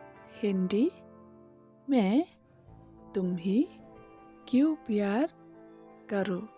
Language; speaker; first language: Hindi; non-native, local second language; Khasi